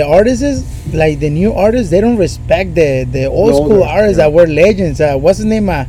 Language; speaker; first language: English; non-native, fluent; Spanish